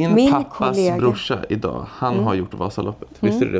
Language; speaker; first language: Swedish; native; Swedish